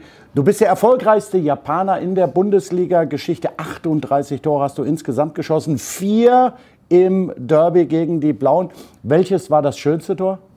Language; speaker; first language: German; native; German